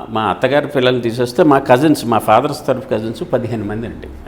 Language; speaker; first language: Telugu; native; Telugu